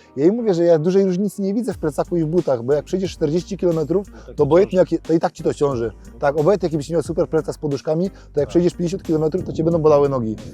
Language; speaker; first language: Polish; native; Polish